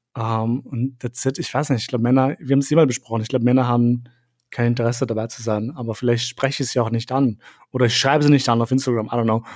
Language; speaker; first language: German; early bilingual, other home language; Albanian